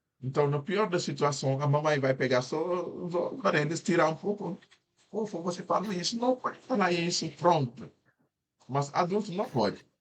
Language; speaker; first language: Portuguese; non-native, fluent; Wolof